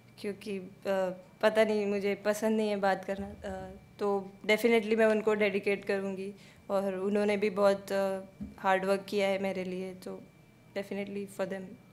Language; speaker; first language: Hindi; native; Hindi